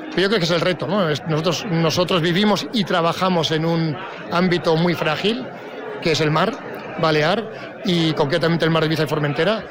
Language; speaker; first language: Spanish; non-native, local second language; Catalan